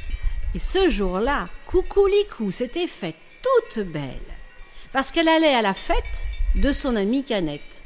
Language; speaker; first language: French; native; French